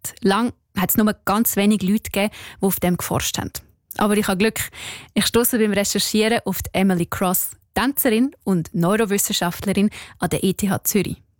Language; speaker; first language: German; native; German